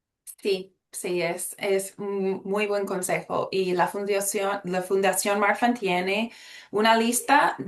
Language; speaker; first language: Spanish; early bilingual, heritage; Spanish